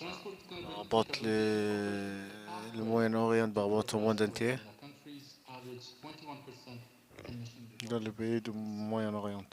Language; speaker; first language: French; non-native, learner; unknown